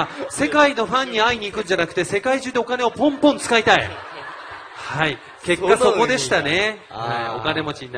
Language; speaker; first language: Japanese; native; Japanese